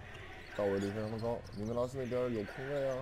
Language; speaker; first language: Chinese; native; Chinese